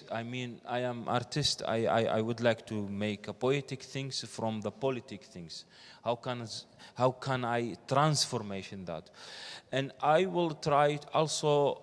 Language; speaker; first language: English; non-native, learner; Arabic